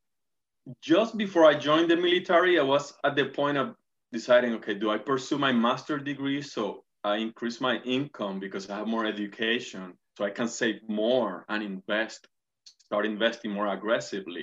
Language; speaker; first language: English; non-native, fluent; Spanish